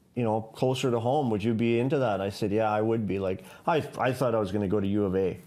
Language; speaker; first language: English; native; English